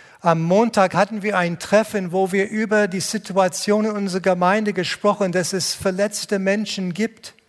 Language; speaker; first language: German; non-native, fluent; English